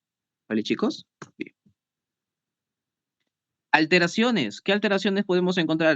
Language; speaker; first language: Spanish; native; Spanish